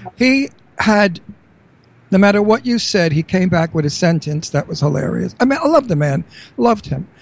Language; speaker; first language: English; native; English